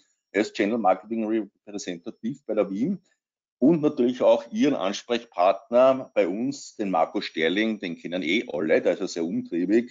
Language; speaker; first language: German; native; German